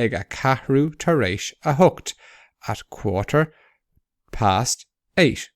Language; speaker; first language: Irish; non-native, local second language; English